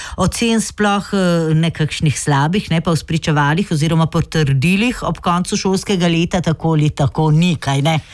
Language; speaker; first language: Slovenian; native; Slovenian